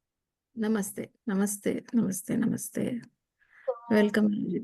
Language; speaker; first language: Hindi; native; Hindi